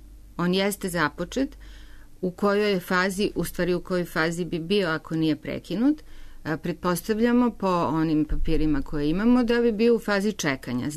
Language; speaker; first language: Serbian; native; Serbian